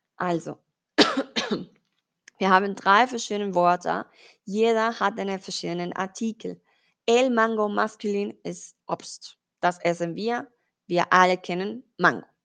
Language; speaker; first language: German; non-native, learner; Spanish